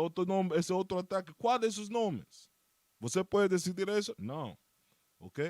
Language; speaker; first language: Portuguese; non-native, fluent; Spanish